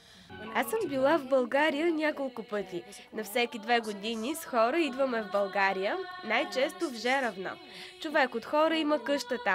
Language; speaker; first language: Bulgarian; non-native, fluent; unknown